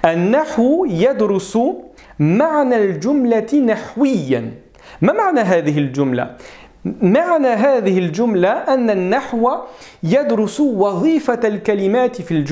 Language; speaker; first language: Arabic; non-native, fluent; French